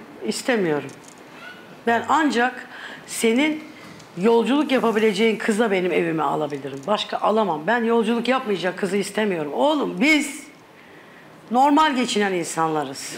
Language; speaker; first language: Turkish; native; Turkish